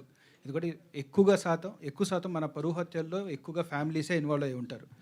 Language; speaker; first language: Telugu; native; Telugu